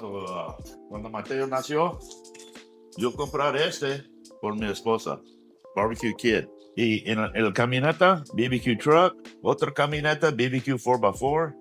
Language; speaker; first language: Spanish; non-native, learner; English